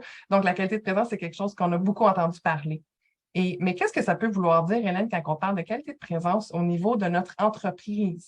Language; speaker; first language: French; native; French